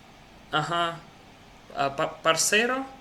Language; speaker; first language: Portuguese; non-native, learner; Russian